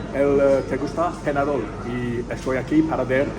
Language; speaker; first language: Spanish; non-native, learner; English